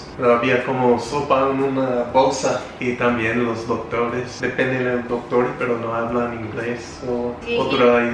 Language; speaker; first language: Spanish; non-native, learner; English